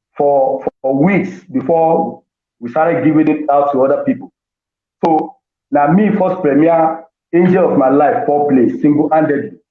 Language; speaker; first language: Nigerian Pidgin; non-native, local second language; Yoruba